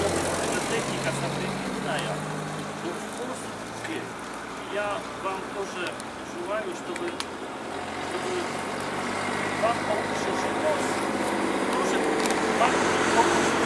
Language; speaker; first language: Russian; non-native, fluent; Polish